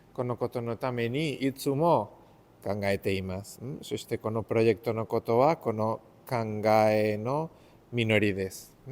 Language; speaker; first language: Japanese; non-native, learner; Spanish